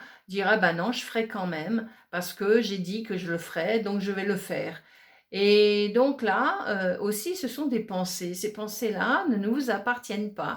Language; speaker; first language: French; native; French